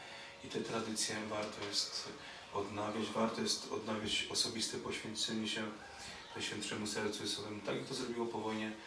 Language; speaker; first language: Polish; native; Polish